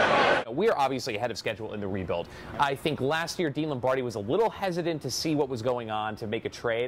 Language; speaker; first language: English; native; English